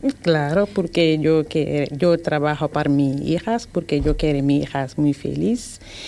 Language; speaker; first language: Spanish; non-native, learner; Wolof